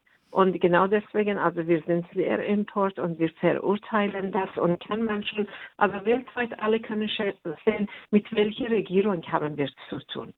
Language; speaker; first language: German; non-native, fluent; Persian